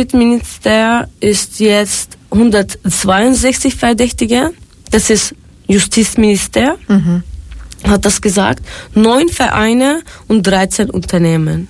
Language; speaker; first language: German; non-native, fluent; Turkish